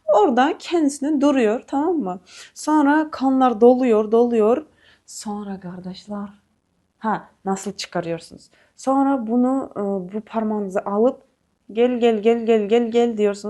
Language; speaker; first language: Turkish; non-native, fluent; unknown